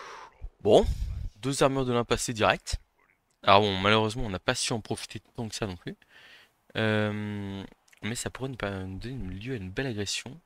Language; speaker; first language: French; native; French